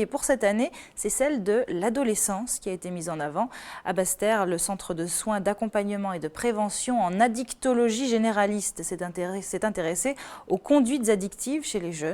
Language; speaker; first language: French; native; French